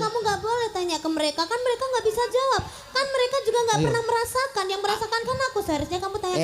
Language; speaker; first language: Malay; non-native, local second language; Javanese